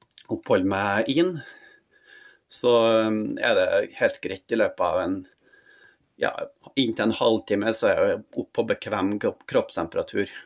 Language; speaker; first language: Norwegian; native; Norwegian